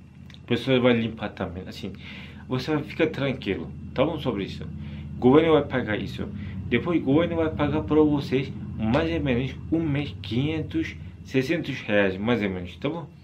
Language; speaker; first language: Portuguese; non-native, learner; Turkish